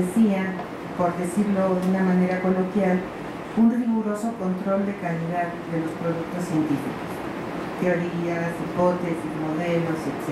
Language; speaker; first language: Spanish; native; Spanish